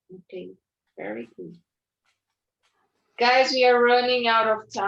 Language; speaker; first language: English; non-native, fluent; Portuguese